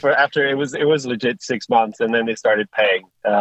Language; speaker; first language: English; non-native, fluent; Spanish